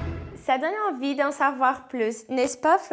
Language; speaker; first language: French; non-native, learner; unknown